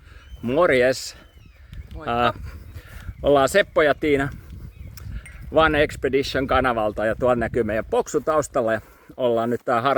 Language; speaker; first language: Finnish; native; Finnish